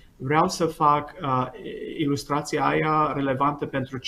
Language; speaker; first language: Romanian; early bilingual, heritage; Romanian